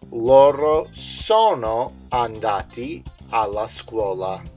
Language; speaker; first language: Italian; non-native, fluent; English